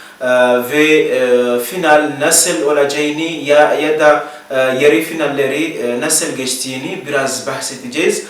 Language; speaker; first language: Turkish; non-native, learner; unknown